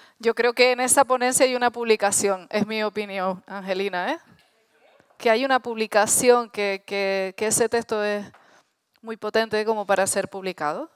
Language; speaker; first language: Spanish; native; Spanish